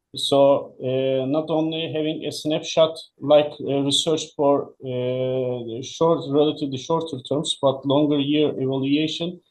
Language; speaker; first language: English; non-native, fluent; Turkish